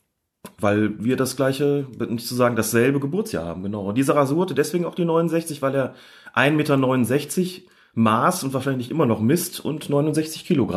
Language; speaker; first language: German; native; German